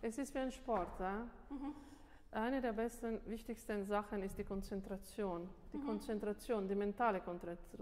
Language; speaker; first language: German; non-native, fluent; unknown